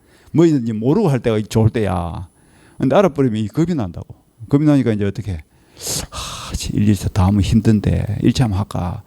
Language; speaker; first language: Korean; native; Korean